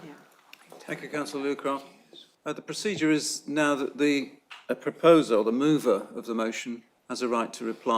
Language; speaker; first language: English; native; English